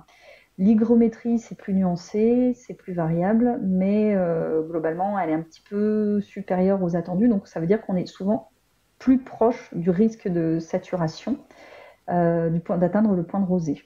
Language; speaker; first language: French; native; French